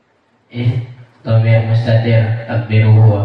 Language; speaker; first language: Arabic; non-native, learner; Indonesian